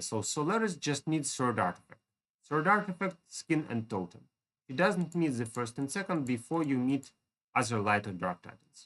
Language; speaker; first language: English; non-native, fluent; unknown